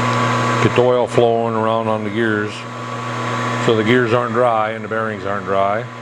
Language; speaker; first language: English; native; English